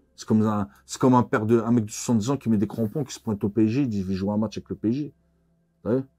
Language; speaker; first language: French; native; French